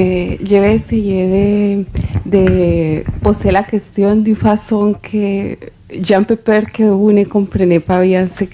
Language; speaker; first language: French; non-native, fluent; Spanish